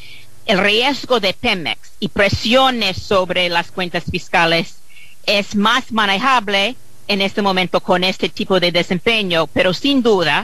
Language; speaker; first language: Spanish; non-native, fluent; English